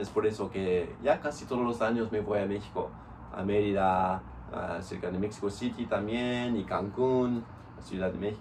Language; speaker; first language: Spanish; non-native, fluent; English